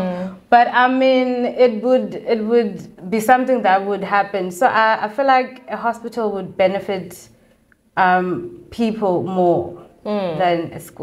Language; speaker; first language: English; non-native, local second language; Xhosa